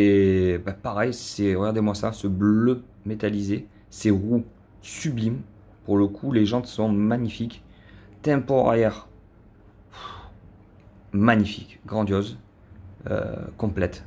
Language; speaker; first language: French; native; French